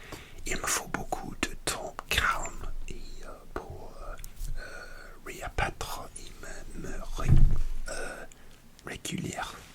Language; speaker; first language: French; non-native, learner; English